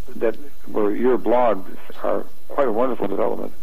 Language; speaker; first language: English; native; English